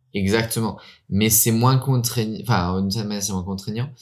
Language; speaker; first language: French; early bilingual, heritage; French